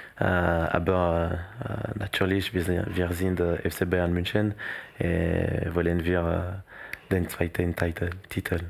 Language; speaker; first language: German; non-native, learner; French